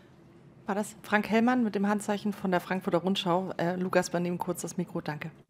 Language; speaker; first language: German; native; German